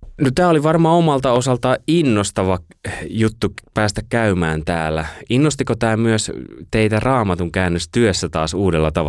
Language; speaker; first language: Finnish; native; Finnish